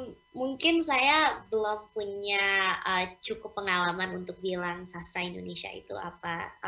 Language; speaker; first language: Indonesian; early bilingual, heritage; English